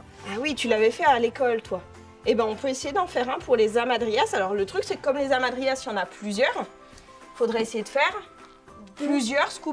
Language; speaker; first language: French; native; French